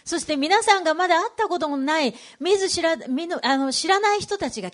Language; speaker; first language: Japanese; native; Japanese